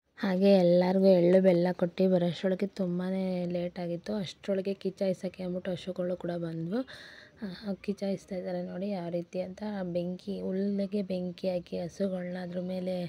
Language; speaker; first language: Kannada; native; Kannada